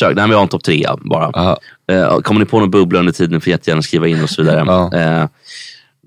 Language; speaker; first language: Swedish; native; Swedish